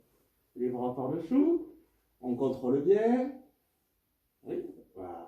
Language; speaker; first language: French; native; French